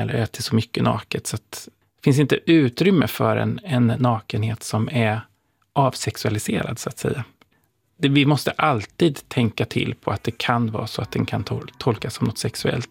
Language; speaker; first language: Swedish; native; Swedish